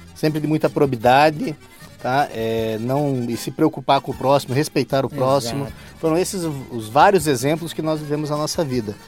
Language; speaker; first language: Portuguese; native; Portuguese